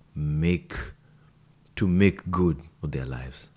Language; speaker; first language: English; non-native, local second language; Swahili